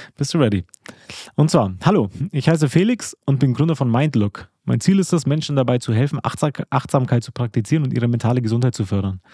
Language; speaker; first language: German; early bilingual, other home language; Albanian